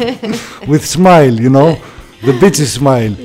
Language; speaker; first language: English; non-native, learner; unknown